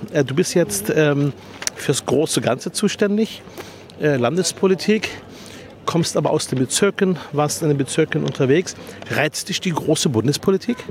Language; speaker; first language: German; early bilingual, other home language; Arabic